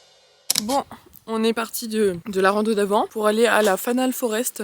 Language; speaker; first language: French; native; French